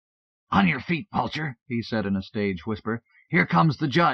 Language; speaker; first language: English; native; English